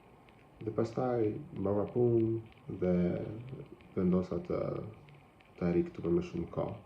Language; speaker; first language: Albanian; non-native, learner; English